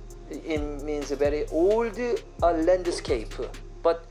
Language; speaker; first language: English; non-native, fluent; Korean